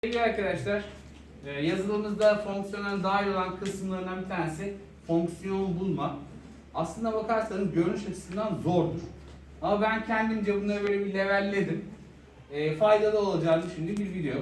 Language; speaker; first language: Turkish; native; Turkish